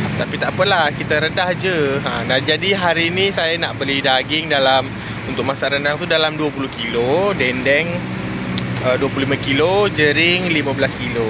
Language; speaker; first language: Malay; non-native, fluent; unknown